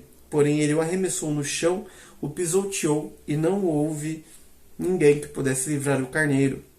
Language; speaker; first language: Portuguese; native; Portuguese